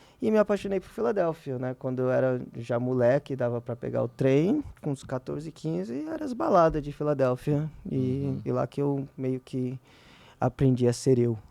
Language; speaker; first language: Portuguese; early bilingual, heritage; Portuguese